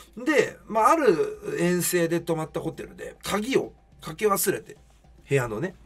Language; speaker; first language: Japanese; native; Japanese